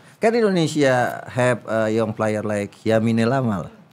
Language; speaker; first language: English; non-native, learner; Indonesian